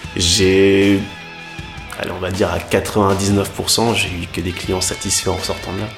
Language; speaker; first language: French; native; French